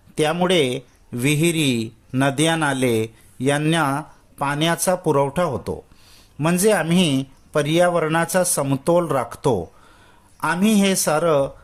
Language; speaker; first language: Marathi; non-native, local second language; Urdu